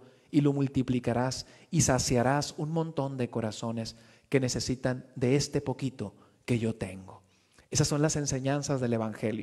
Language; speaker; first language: Spanish; native; Spanish